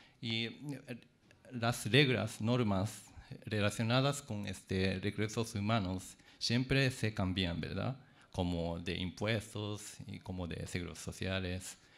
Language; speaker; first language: Spanish; non-native, fluent; Japanese